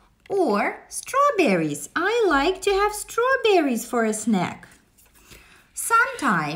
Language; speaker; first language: English; non-native, fluent; Russian